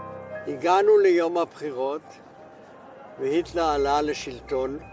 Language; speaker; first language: Hebrew; non-native, fluent; German